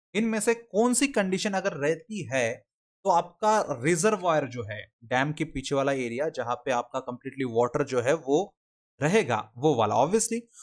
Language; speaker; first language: Hindi; non-native, local second language; Marathi